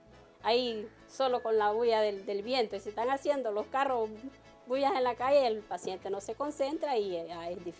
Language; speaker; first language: Spanish; native; Spanish